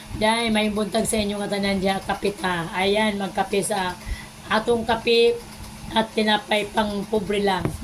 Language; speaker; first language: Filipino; non-native, local second language; Cebuano